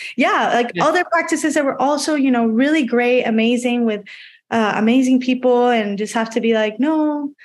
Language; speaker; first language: English; non-native, fluent; Spanish